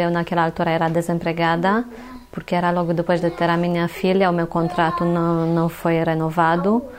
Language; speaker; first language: Portuguese; non-native, fluent; Romanian